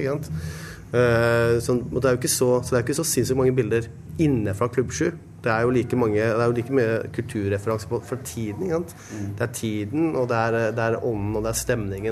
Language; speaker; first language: Norwegian; native; Norwegian